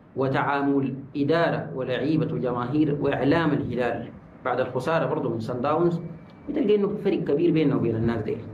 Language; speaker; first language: Arabic; native; Arabic